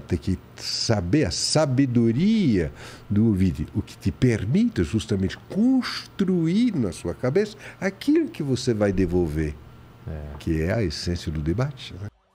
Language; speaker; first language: Portuguese; non-native, fluent; French